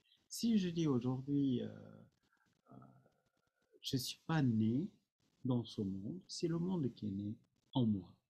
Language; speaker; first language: French; non-native, fluent; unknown